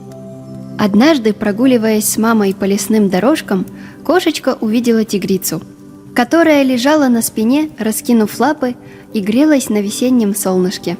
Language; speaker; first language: Russian; native; Russian